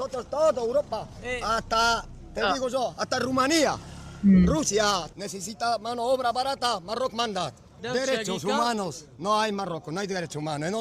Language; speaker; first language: Spanish; non-native, learner; Arabic